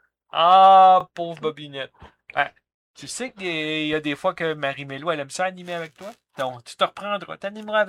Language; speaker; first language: French; native; French